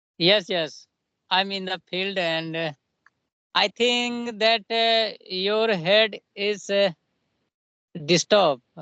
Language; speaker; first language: English; non-native, local second language; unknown